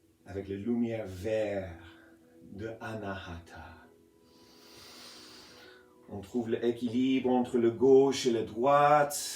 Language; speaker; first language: French; non-native, fluent; English